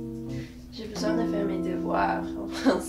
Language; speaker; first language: French; non-native, learner; English